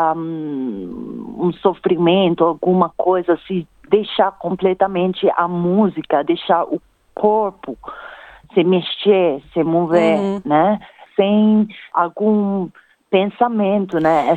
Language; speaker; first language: Portuguese; non-native, fluent; Italian